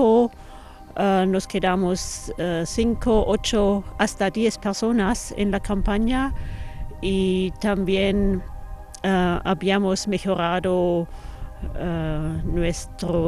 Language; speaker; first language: Spanish; non-native, fluent; German